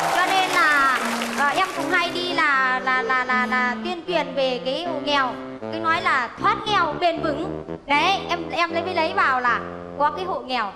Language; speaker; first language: Vietnamese; non-native, local second language; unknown